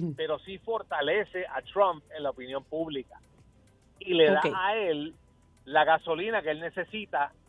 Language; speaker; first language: Spanish; early bilingual, heritage; Spanish